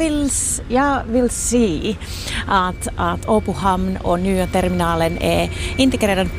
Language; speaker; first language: Swedish; non-native, local second language; Finnish